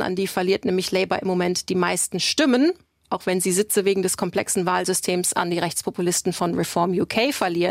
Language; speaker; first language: German; native; German